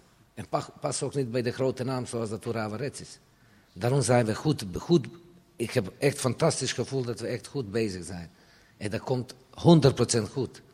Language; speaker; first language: Dutch; non-native, fluent; Serbian